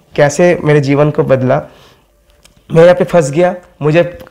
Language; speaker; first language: Hindi; non-native, local second language; Bangla